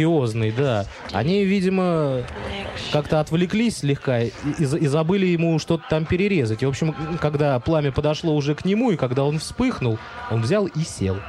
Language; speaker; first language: Russian; native; Russian